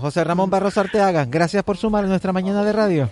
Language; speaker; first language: Spanish; native; Spanish